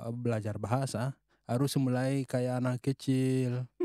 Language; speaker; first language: Indonesian; non-native, fluent; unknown